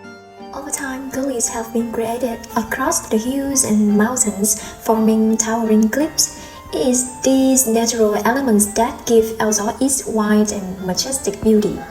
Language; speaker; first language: English; non-native, learner; Vietnamese